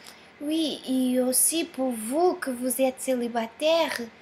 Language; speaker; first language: French; non-native, fluent; Portuguese